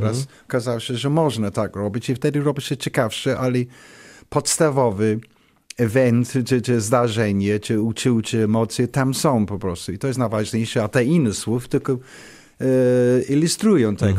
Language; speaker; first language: Polish; non-native, learner; English